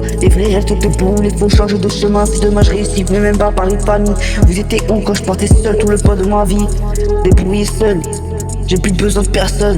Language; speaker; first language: French; native; French